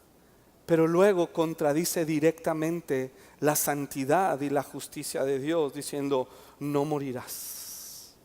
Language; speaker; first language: Spanish; native; Spanish